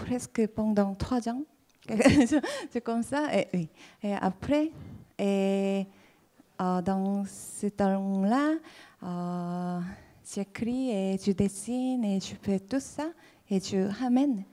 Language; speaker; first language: French; non-native, fluent; Korean